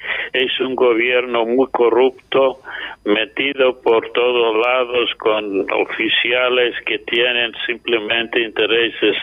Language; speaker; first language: Spanish; non-native, fluent; English